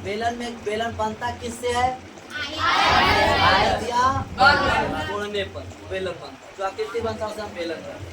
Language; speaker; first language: Hindi; native; Hindi